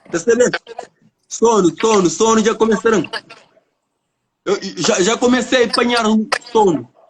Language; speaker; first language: Portuguese; non-native, learner; Kabuverdianu